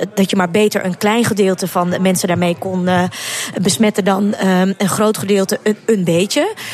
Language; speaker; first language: Dutch; early bilingual, other home language; Russian